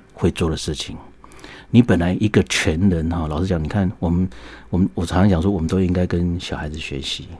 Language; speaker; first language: Chinese; native; Chinese